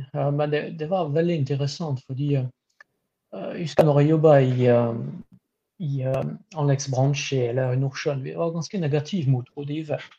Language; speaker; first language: Norwegian; non-native, fluent; French